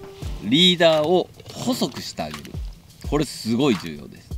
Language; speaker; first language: Japanese; native; Japanese